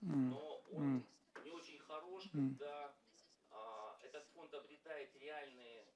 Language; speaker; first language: Russian; native; Russian